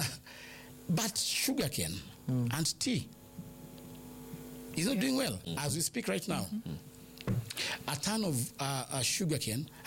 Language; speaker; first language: English; non-native, local second language; Luyia